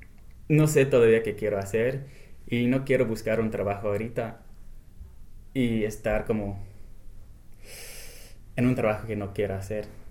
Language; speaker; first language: Spanish; non-native, fluent; English